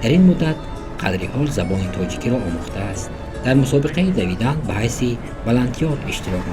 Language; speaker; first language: Persian; native; Persian